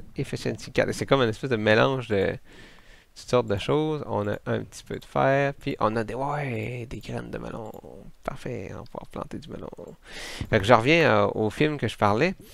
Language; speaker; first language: French; native; French